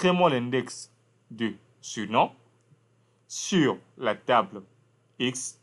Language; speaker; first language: French; non-native, local second language; Lingala